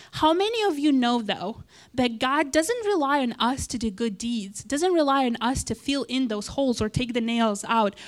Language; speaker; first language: English; non-native, fluent; Romanian